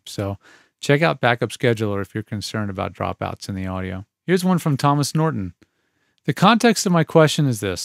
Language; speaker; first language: English; native; English